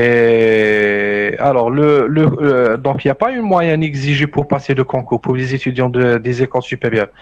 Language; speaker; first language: French; non-native, local second language; Arabic